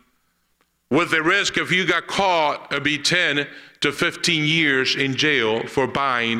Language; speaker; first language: English; early bilingual, other home language; Spanish